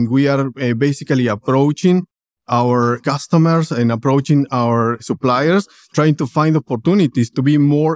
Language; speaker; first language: English; non-native, fluent; Spanish